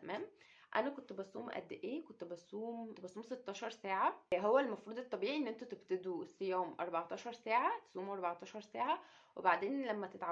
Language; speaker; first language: Arabic; native; Arabic